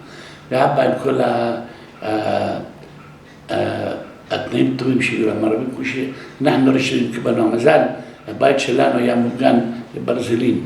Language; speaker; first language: Hebrew; non-native, local second language; Arabic